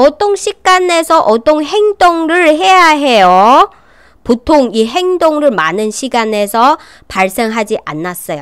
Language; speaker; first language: Korean; non-native, local second language; Chinese